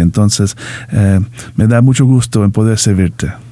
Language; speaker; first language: Spanish; early bilingual, heritage; Spanish